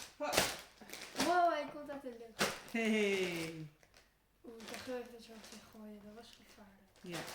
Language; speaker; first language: Dutch; early bilingual, heritage; Turkish